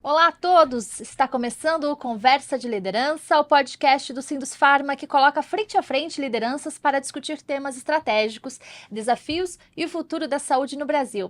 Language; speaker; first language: Portuguese; native; Portuguese